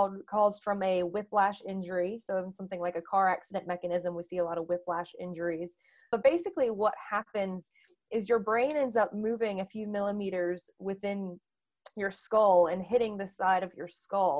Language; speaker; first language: English; native; English